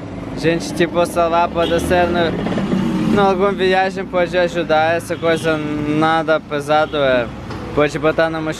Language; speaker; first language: Portuguese; non-native, learner; Russian